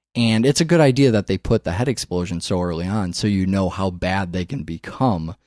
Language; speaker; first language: English; native; English